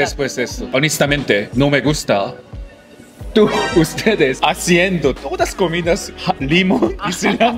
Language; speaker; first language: Spanish; non-native, learner; Korean